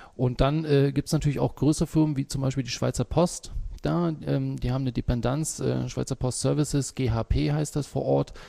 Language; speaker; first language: German; native; German